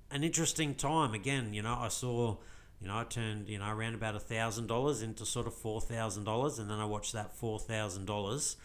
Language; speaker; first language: English; native; English